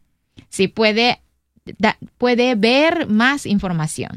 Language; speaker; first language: Spanish; non-native, learner; Korean